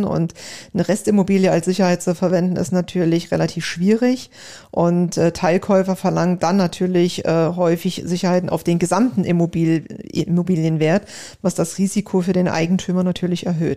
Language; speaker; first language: German; native; German